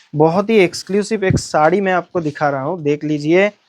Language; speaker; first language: Hindi; non-native, local second language; Bangla